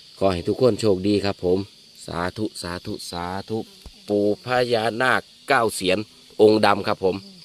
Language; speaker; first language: Thai; native; Thai